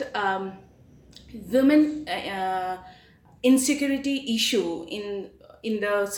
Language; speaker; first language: English; non-native, local second language; Bangla